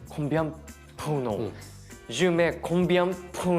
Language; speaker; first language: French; non-native, learner; Japanese